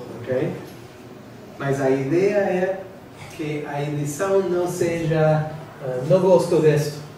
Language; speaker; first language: Portuguese; non-native, learner; English